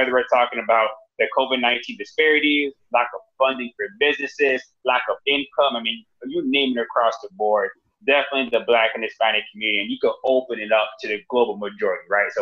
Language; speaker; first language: English; native; English